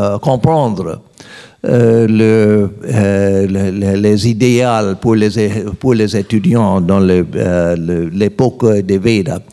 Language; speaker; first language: French; non-native, learner; English